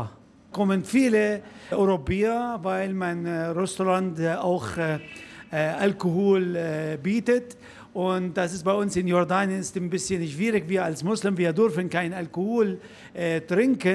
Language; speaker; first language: German; non-native, fluent; Arabic